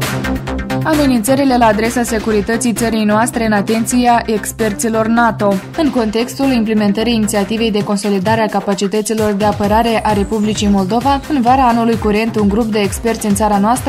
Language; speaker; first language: Romanian; native; Romanian